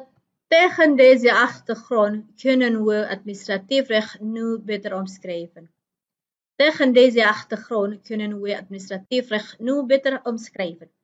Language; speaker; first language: Dutch; non-native, fluent; Indonesian